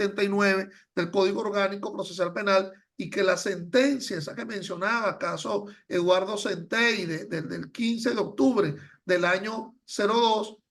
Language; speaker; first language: Spanish; native; Spanish